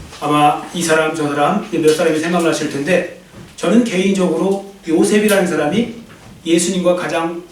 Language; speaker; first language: Korean; native; Korean